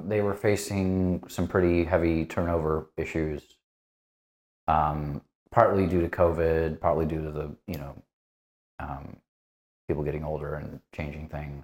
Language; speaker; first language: English; native; English